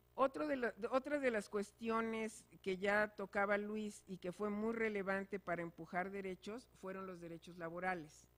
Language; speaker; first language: Spanish; native; Spanish